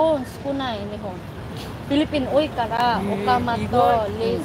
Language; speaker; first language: Japanese; non-native, learner; Filipino